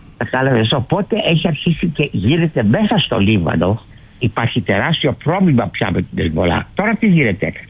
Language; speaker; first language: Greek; early bilingual, heritage; Greek